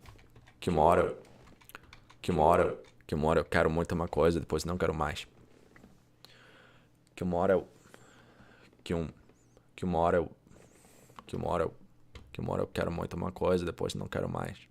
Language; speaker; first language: Portuguese; non-native, learner; English